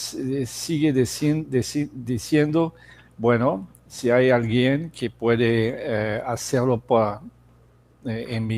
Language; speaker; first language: Spanish; non-native, fluent; Portuguese